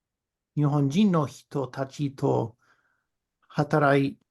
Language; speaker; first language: Japanese; non-native, learner; English